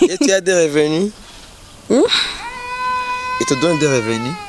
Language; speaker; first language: French; non-native, local second language; Rundi